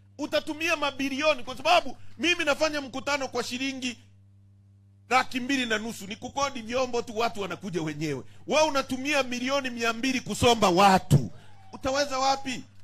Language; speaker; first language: Swahili; native; Swahili